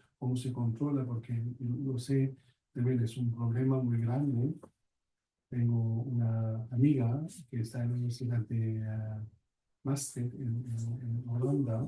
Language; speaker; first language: Spanish; non-native, fluent; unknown